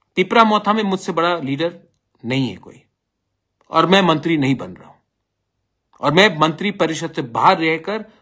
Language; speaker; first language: Hindi; non-native, local second language; Bangla